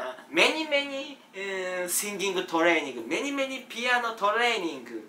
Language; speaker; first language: English; non-native, learner; Japanese